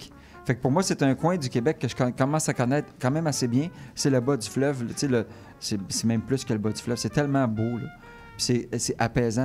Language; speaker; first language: French; native; French